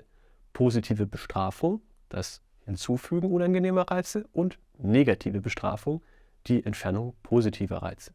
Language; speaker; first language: German; native; German